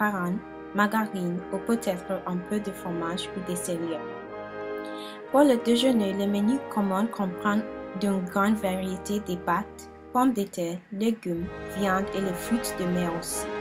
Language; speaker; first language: French; non-native, learner; English